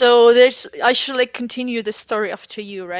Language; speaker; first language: English; non-native, fluent; Ukrainian